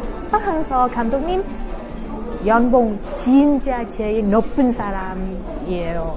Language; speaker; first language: Korean; non-native, learner; Vietnamese